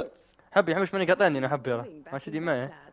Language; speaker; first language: Arabic; native; Arabic